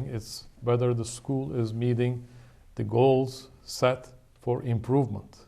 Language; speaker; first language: English; non-native, fluent; Turkish